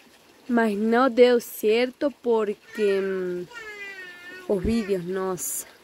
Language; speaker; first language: Portuguese; non-native, fluent; Spanish